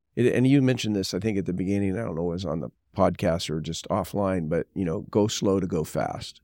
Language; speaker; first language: English; native; English